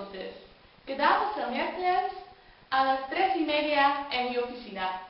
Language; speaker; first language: Spanish; non-native, learner; Dutch